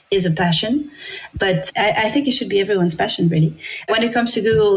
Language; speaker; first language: English; non-native, fluent; French